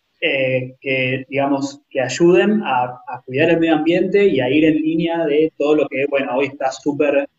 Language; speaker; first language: Spanish; native; Spanish